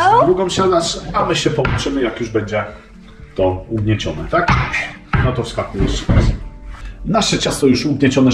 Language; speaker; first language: Polish; native; Polish